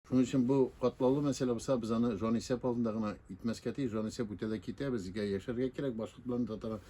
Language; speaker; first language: Tatar; native; Tatar